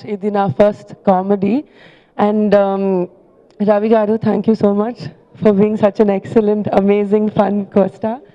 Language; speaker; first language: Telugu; non-native, learner; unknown